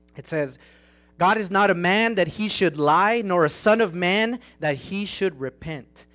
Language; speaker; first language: English; non-native, fluent; Spanish